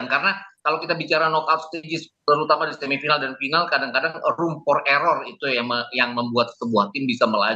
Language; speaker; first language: Indonesian; native; Indonesian